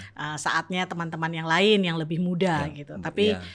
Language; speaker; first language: Indonesian; native; Indonesian